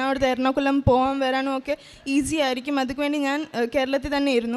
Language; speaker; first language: Malayalam; early bilingual, heritage; Malayalam